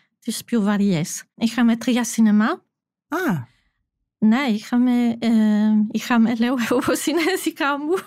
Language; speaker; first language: Greek; non-native, fluent; French